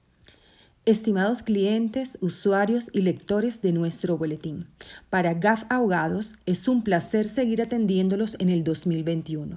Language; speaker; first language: Spanish; native; Spanish